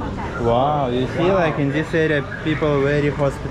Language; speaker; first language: English; non-native, learner; Russian